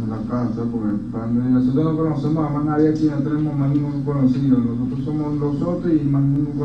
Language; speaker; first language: Spanish; native; Spanish